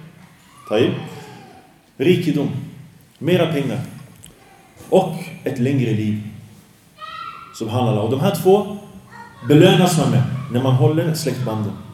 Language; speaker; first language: Swedish; early bilingual, other home language; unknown